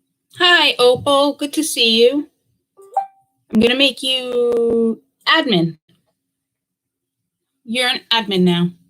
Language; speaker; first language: English; native; English